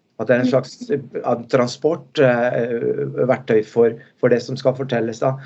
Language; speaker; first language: Norwegian; early bilingual, other home language; Spanish